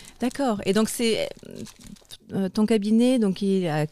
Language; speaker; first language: French; native; French